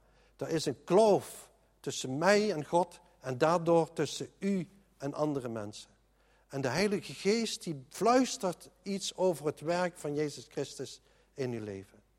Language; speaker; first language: Dutch; native; Dutch